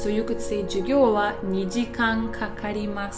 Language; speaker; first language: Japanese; non-native, fluent; English